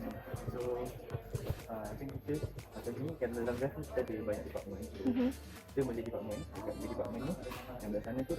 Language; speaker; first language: Malay; native; Malay